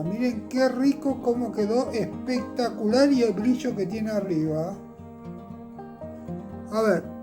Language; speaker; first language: Spanish; native; Spanish